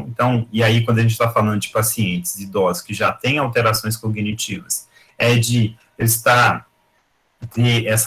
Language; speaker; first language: Portuguese; native; Portuguese